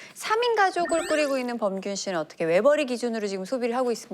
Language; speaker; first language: Korean; native; Korean